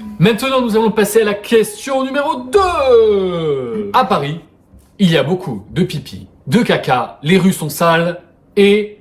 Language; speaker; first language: French; native; French